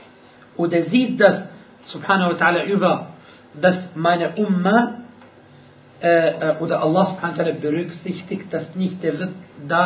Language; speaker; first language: German; non-native, fluent; Arabic